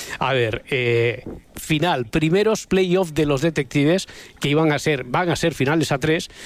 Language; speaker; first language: Spanish; native; Spanish